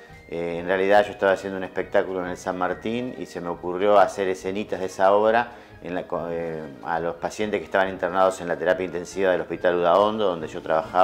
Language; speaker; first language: Spanish; native; Spanish